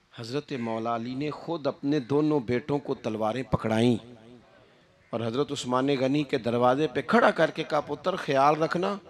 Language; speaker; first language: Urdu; non-native, local second language; Punjabi